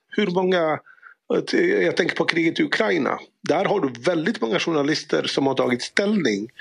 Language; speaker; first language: Swedish; early bilingual, other home language; Bosnian